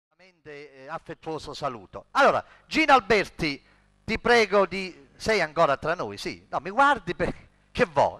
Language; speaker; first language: Italian; native; Italian